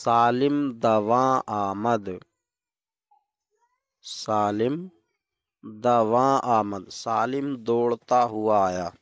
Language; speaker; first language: Persian; non-native, fluent; Urdu